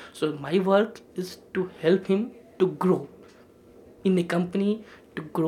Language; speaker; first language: English; non-native, local second language; Hindi